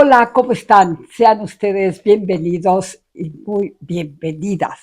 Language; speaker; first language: Spanish; native; Spanish